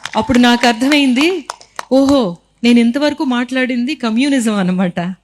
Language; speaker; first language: Telugu; native; Telugu